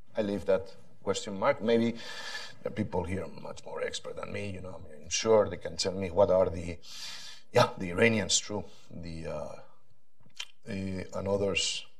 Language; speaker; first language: English; non-native, fluent; Spanish